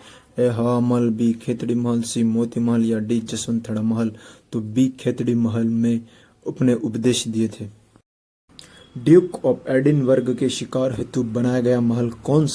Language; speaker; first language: Hindi; native; Hindi